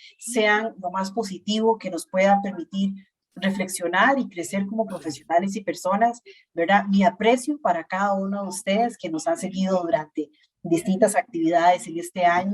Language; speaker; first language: Spanish; native; Spanish